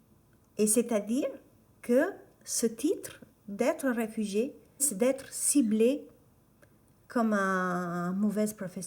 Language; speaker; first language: French; non-native, fluent; Albanian